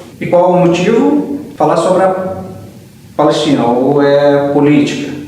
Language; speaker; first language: Portuguese; early bilingual, heritage; Arabic